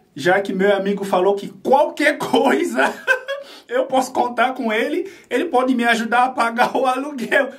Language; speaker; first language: Portuguese; non-native, fluent; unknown